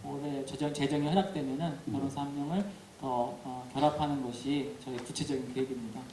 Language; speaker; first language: Korean; native; Korean